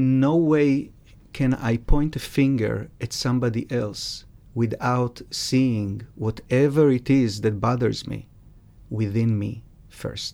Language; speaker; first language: English; non-native, fluent; Hebrew